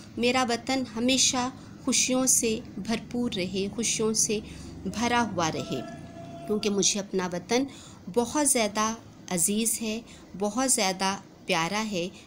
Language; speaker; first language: Urdu; native; Urdu